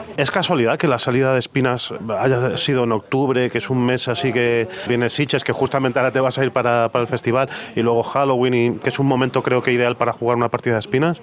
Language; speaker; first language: Spanish; non-native, local second language; Catalan